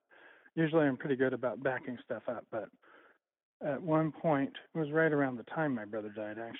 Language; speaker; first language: English; native; English